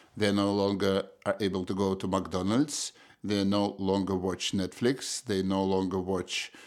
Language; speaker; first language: English; non-native, fluent; Russian